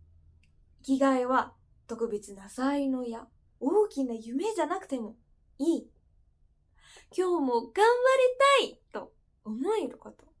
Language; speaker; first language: Japanese; non-native, fluent; Indonesian